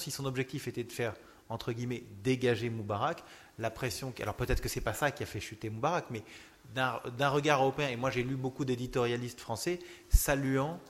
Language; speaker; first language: French; native; French